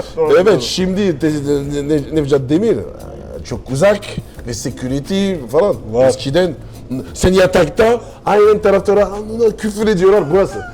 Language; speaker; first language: Turkish; non-native, learner; French